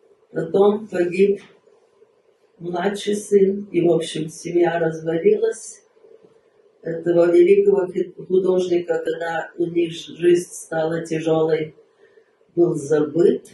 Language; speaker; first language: Russian; early bilingual, heritage; Russian